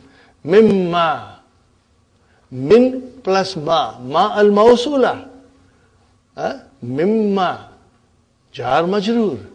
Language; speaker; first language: Arabic; non-native, fluent; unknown